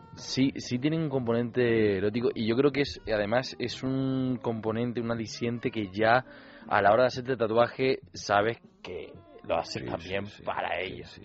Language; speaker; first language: Spanish; native; Spanish